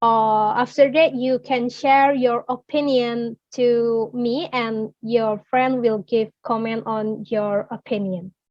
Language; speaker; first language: English; non-native, learner; Indonesian